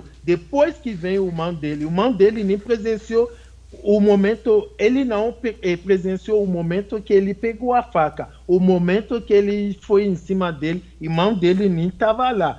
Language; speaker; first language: Portuguese; non-native, fluent; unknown